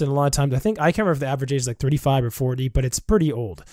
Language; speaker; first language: English; native; English